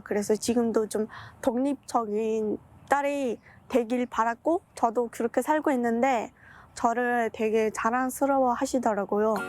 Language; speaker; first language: Korean; non-native, fluent; Mongolian